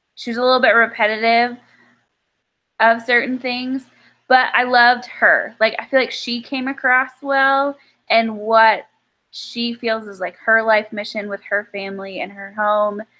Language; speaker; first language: English; native; English